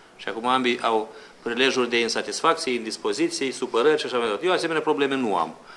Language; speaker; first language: Romanian; native; Romanian